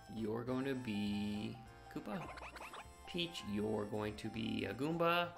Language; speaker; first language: English; native; English